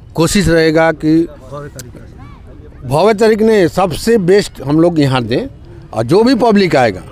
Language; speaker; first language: Hindi; native; Hindi